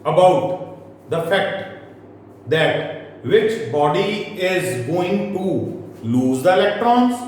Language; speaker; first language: English; non-native, local second language; Punjabi